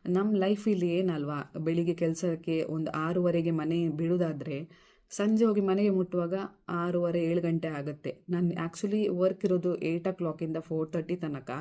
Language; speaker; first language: Kannada; non-native, local second language; Konkani